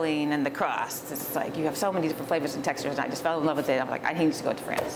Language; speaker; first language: English; native; English